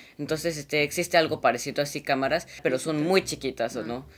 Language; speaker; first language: Spanish; native; Spanish